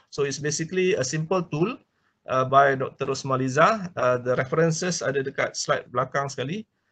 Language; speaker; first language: English; non-native, local second language; Malay